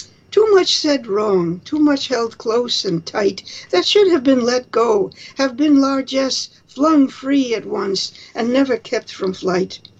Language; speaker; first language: English; early bilingual, other home language; Spanish